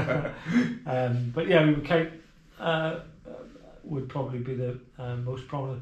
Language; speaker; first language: English; native; English